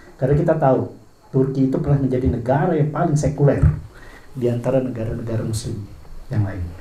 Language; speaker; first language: Indonesian; non-native, local second language; Madurese